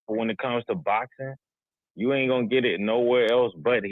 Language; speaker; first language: English; native; English